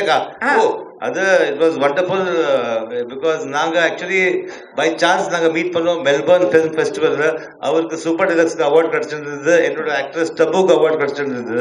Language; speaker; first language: Tamil; early bilingual, heritage; Tamil